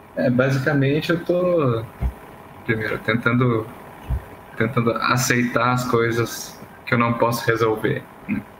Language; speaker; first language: Portuguese; native; Portuguese